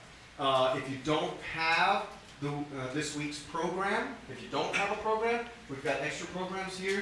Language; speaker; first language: English; native; English